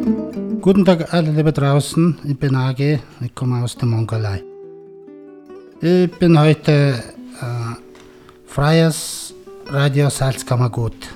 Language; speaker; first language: German; non-native, learner; Mongolian